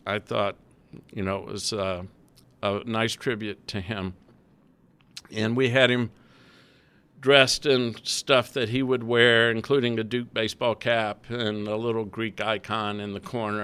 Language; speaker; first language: English; native; English